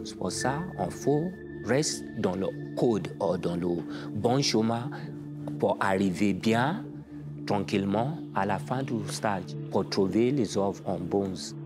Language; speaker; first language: French; non-native, learner; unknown